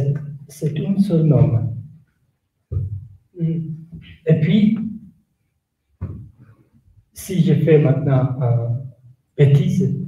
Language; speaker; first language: French; non-native, learner; Kurdish